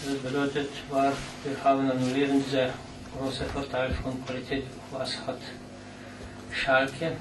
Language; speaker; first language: German; non-native, learner; Slovenian